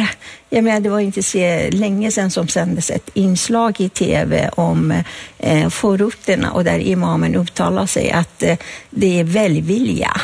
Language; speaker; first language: Swedish; non-native, fluent; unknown